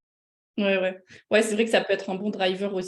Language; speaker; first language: French; native; French